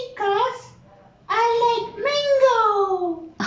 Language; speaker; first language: English; non-native, learner; Bangla